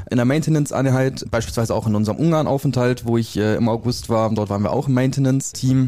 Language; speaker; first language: German; native; German